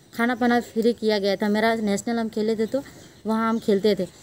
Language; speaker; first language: Hindi; native; Hindi